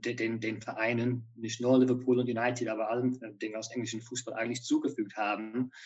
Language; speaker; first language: German; non-native, fluent; English